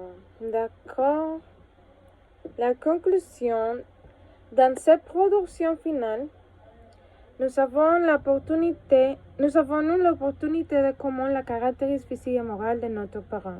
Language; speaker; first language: French; non-native, learner; Spanish